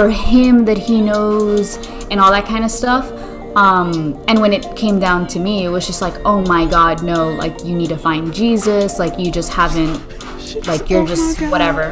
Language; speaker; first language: English; early bilingual, other home language; Spanish